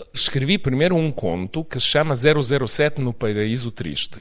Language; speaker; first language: Portuguese; non-native, fluent; Serbian